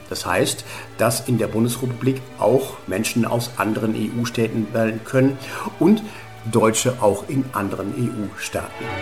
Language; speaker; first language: German; native; German